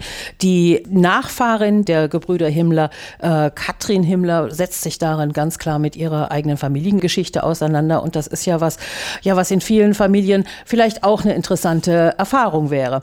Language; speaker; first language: German; native; German